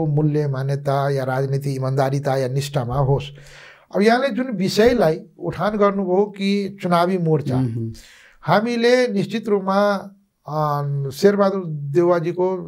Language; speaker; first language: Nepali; non-native, local second language; Maithili